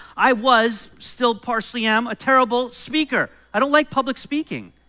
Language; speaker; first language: English; native; English